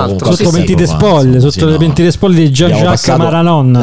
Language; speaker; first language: Italian; native; Italian